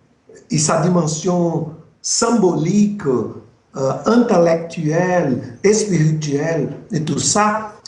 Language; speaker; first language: French; non-native, fluent; Portuguese